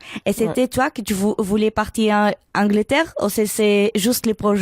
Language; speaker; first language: French; non-native, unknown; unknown